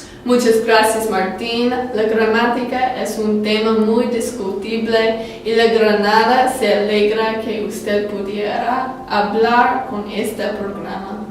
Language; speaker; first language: Spanish; non-native, learner; English